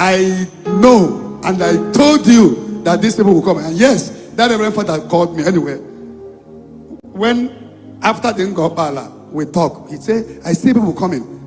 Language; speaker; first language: English; non-native, local second language; Igbo